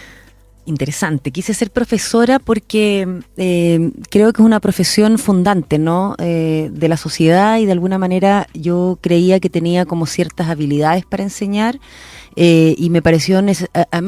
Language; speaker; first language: Spanish; native; Spanish